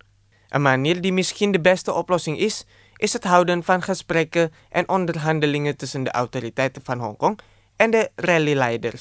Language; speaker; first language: Dutch; non-native, fluent; Indonesian